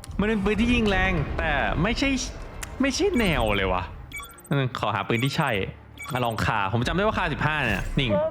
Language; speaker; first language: Thai; native; Thai